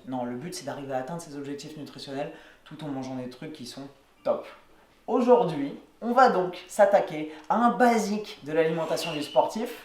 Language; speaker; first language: French; native; French